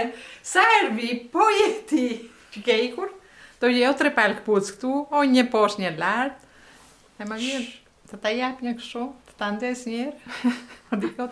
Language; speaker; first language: Albanian; native; Albanian